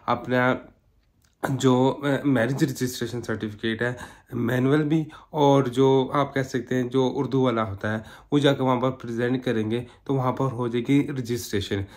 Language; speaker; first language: Urdu; non-native, local second language; Punjabi